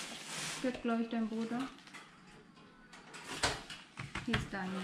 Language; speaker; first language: German; non-native, learner; Filipino